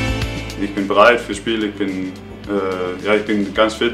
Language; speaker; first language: German; non-native, learner; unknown